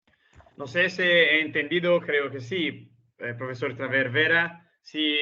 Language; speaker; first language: Spanish; non-native, learner; Italian